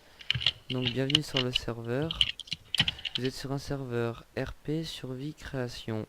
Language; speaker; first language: French; native; French